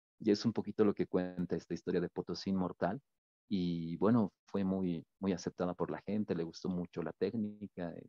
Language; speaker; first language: Spanish; native; Spanish